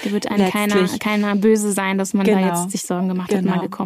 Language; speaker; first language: German; native; German